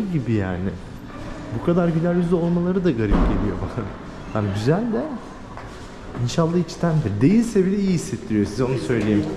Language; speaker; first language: Turkish; native; Turkish